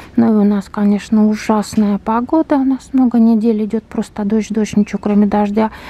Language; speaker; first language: Russian; native; Russian